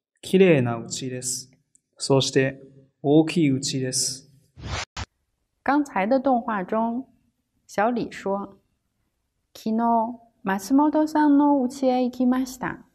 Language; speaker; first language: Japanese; non-native, fluent; Chinese